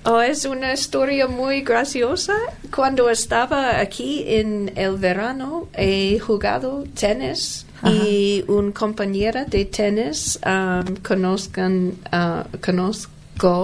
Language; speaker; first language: Spanish; non-native, learner; English